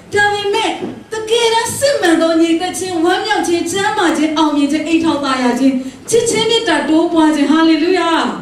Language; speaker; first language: Burmese; non-native, local second language; Kachin